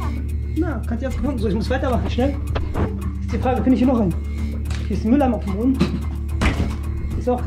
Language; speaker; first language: German; native; German